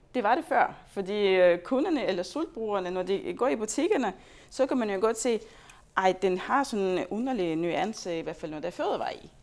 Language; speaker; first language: Danish; non-native, fluent; Lithuanian